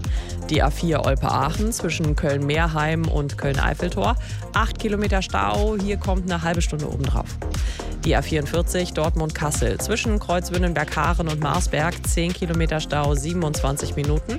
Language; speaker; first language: German; native; German